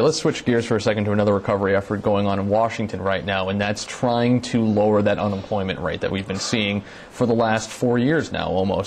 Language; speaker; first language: English; native; English